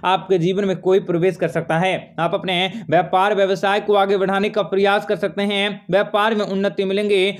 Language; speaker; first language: Hindi; native; Hindi